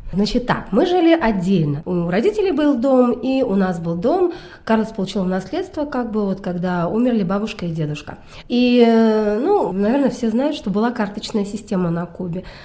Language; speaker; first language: Russian; native; Russian